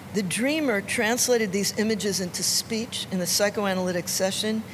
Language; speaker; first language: English; native; English